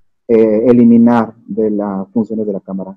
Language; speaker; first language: Spanish; native; Spanish